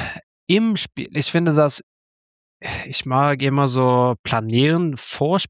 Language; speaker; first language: German; non-native, learner; Norwegian